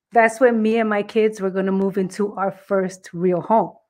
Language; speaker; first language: English; native; English